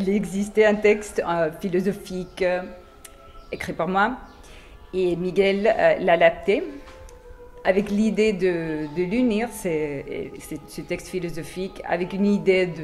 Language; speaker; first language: French; non-native, fluent; Spanish